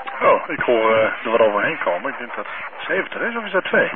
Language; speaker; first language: Dutch; native; Dutch